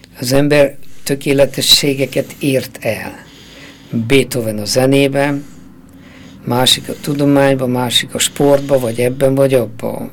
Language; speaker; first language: Hungarian; native; Hungarian